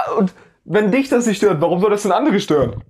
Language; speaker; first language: German; native; German